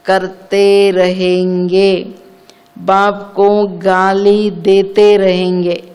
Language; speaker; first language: Hindi; non-native, local second language; Kannada